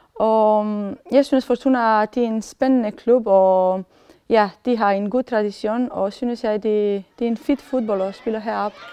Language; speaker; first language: Danish; non-native, fluent; Romanian